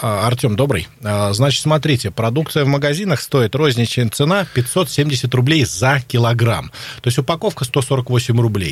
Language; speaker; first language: Russian; native; Russian